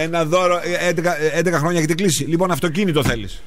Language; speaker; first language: Greek; native; Greek